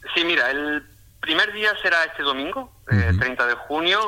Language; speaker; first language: Spanish; native; Spanish